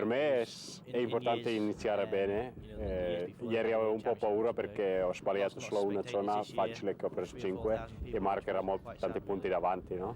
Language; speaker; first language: Italian; non-native, learner; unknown